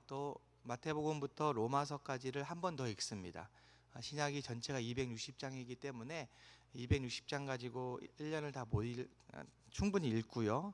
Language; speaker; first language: Korean; native; Korean